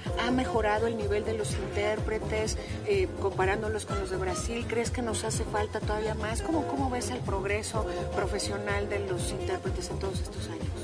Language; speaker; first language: Spanish; native; Spanish